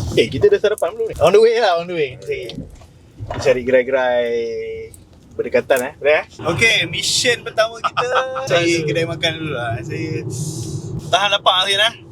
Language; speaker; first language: Malay; native; Malay